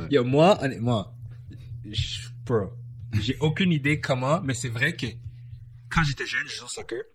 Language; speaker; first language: French; non-native, local second language; English